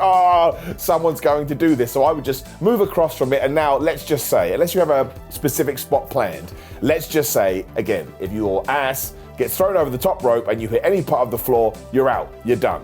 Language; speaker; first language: English; native; English